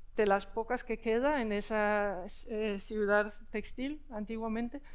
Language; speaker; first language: Spanish; non-native, fluent; Danish